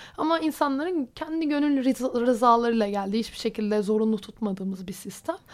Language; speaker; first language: Turkish; native; Turkish